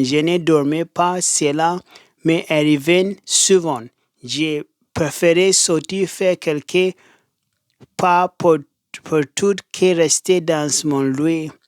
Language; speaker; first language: French; non-native, learner; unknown